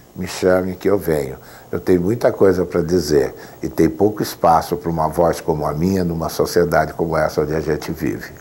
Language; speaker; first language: Portuguese; native; Portuguese